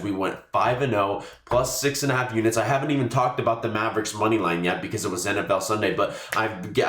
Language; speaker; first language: English; native; English